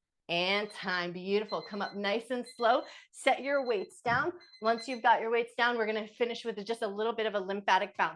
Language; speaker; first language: English; native; English